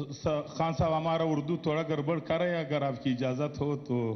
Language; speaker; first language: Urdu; non-native, local second language; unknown